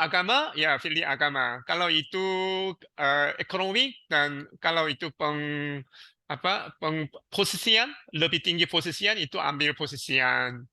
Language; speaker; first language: Indonesian; non-native, learner; Korean